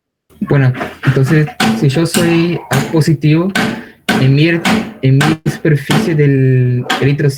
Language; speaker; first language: Spanish; non-native, fluent; Portuguese